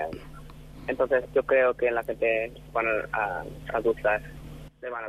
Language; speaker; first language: Spanish; non-native, fluent; English